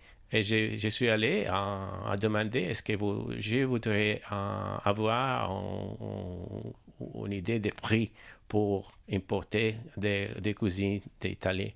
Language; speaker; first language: French; non-native, learner; Italian